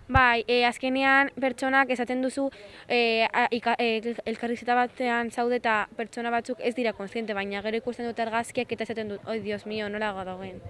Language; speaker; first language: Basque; non-native, local second language; Spanish